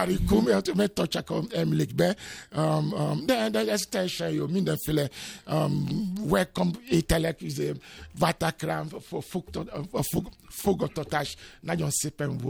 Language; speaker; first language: Hungarian; non-native, fluent; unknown